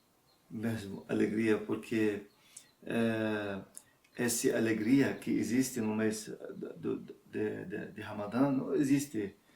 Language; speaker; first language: Portuguese; non-native, learner; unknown